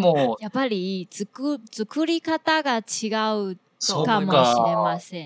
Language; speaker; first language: Japanese; non-native, fluent; Chinese